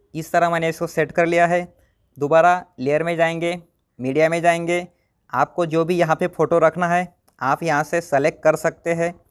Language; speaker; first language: Hindi; non-native, local second language; Marathi